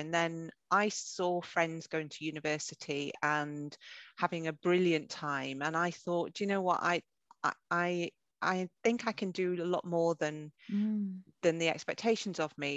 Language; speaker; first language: English; native; English